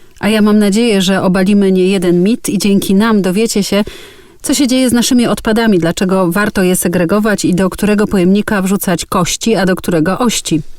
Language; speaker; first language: Polish; native; Polish